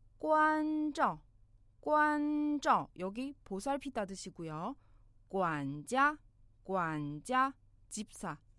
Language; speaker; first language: Korean; non-native, fluent; Chinese